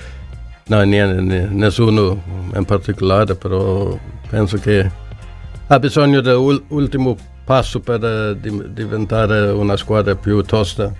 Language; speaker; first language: Italian; non-native, learner; Swedish